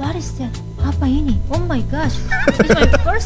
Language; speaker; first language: English; non-native, learner; Korean